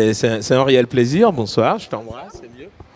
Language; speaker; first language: French; native; French